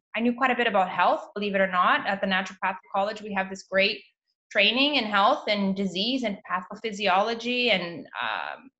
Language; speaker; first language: English; native; English